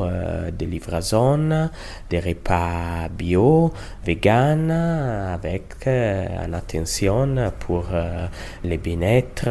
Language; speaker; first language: French; non-native, learner; Italian